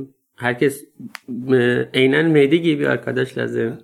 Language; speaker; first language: Turkish; non-native, learner; Persian